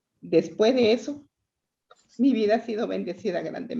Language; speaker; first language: Spanish; native; Spanish